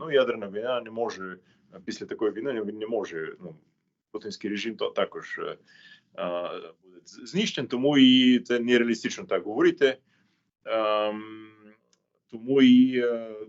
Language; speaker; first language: Ukrainian; non-native, fluent; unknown